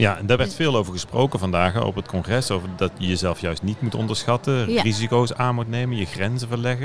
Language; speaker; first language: Dutch; native; Dutch